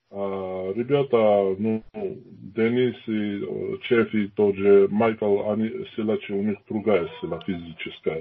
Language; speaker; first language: Russian; non-native, fluent; Georgian